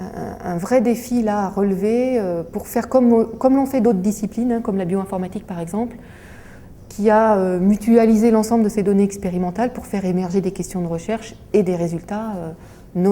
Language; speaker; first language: French; native; French